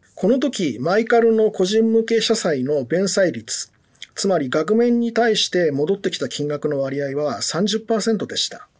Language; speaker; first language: Japanese; native; Japanese